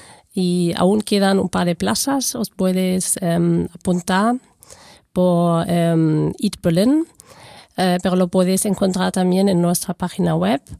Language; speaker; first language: Spanish; non-native, fluent; German